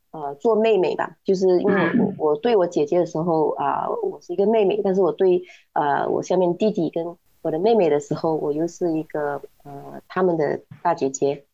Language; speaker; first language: Chinese; native; Chinese